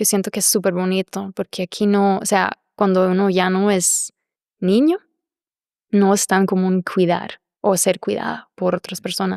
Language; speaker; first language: Spanish; non-native, fluent; German